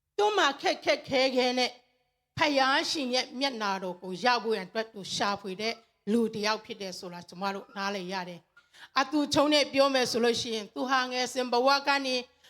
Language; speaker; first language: Burmese; non-native, local second language; Tedim Chin